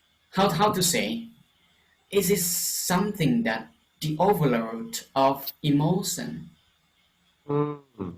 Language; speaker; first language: English; non-native, fluent; Lao